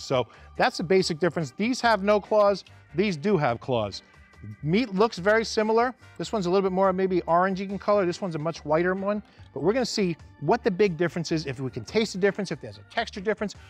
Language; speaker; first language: English; native; English